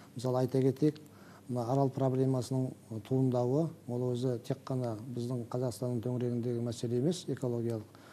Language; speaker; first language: Kazakh; native; Kazakh